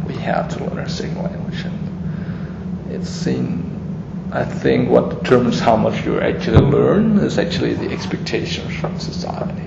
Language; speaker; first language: English; non-native, fluent; Danish